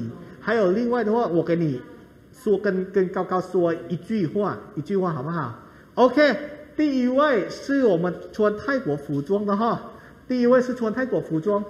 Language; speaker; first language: Chinese; non-native, fluent; Thai